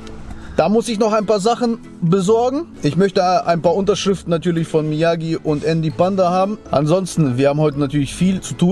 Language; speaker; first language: German; early bilingual, other home language; Russian